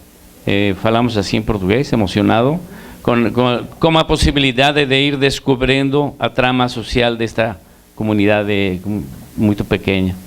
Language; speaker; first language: Portuguese; non-native, learner; Spanish